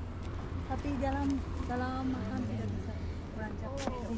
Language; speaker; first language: Indonesian; non-native, learner; Japanese